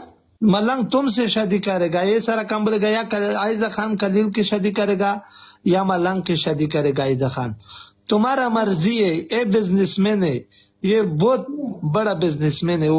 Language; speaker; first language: Hindi; non-native, learner; Pashto